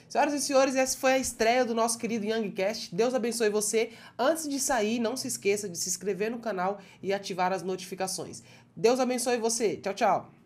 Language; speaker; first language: Portuguese; native; Portuguese